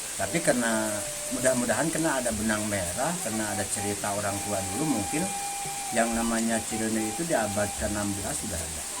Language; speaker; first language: Indonesian; non-native, local second language; Sundanese